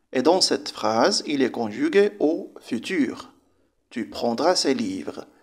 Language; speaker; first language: French; non-native, local second language; Arabic